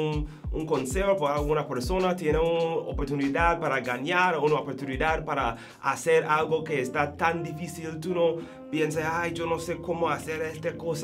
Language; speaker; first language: Spanish; non-native, learner; English